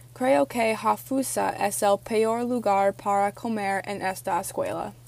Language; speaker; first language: Spanish; non-native, learner; English